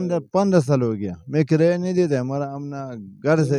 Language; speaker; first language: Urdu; non-native, local second language; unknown